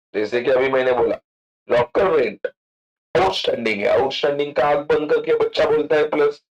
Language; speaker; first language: Hindi; non-native, local second language; Marathi